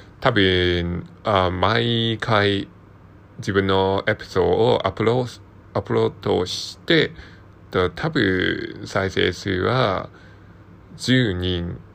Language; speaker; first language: Japanese; non-native, learner; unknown